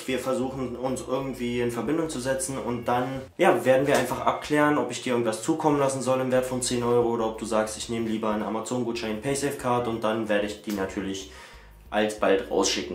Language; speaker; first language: German; native; German